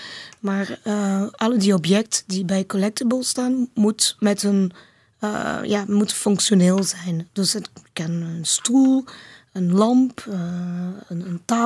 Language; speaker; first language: Dutch; non-native, learner; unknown